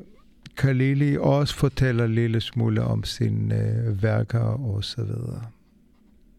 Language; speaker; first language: Danish; non-native, fluent; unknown